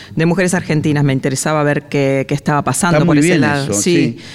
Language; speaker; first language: Spanish; native; Spanish